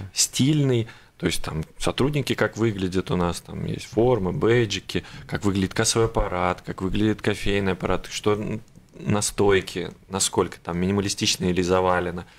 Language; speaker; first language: Russian; native; Russian